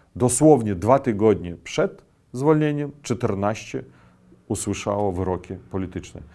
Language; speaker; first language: Polish; non-native, fluent; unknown